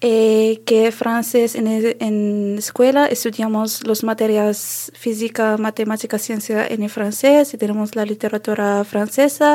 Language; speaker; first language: Spanish; non-native, learner; Arabic